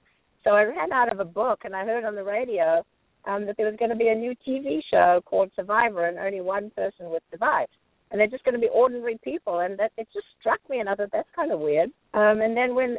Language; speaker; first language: English; native; English